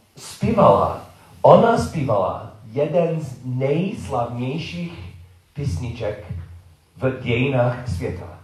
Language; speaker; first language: Czech; non-native, learner; English